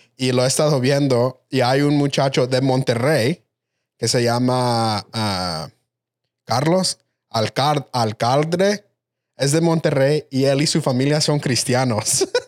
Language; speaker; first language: Spanish; early bilingual, heritage; Spanish